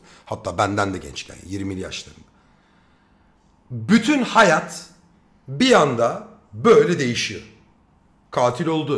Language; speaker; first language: Turkish; native; Turkish